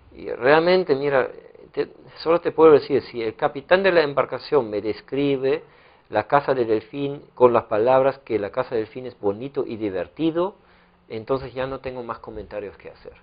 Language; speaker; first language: Spanish; non-native, fluent; German